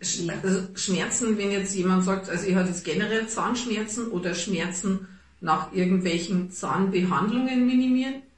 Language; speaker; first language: German; native; German